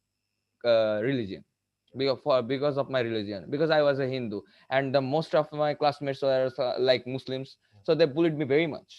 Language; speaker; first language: English; non-native, local second language; Bangla